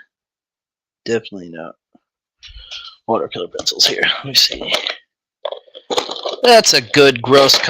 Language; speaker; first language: English; native; English